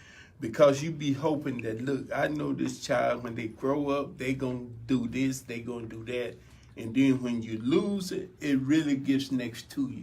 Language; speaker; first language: English; native; English